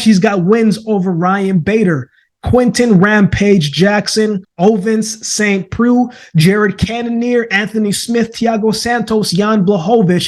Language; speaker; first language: English; native; English